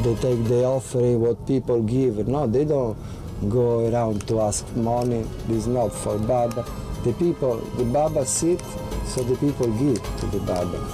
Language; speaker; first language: English; non-native, learner; Italian